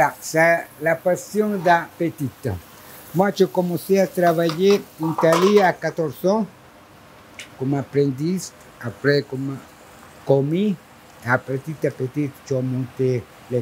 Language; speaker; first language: French; non-native, learner; Italian